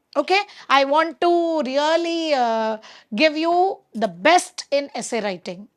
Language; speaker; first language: English; non-native, local second language; Tamil